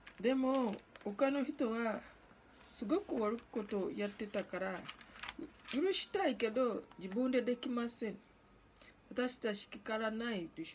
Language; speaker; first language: Japanese; non-native, learner; Ganda